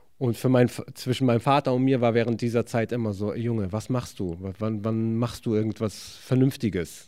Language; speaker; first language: German; early bilingual, other home language; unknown